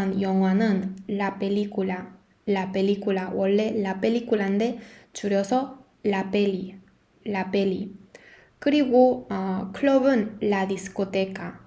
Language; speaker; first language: Spanish; non-native, fluent; Korean